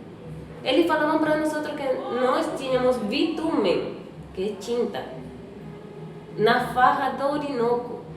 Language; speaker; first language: Portuguese; non-native, fluent; Spanish